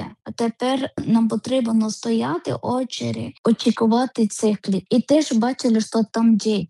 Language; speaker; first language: Ukrainian; non-native, learner; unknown